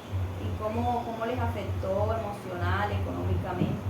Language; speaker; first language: Spanish; native; Spanish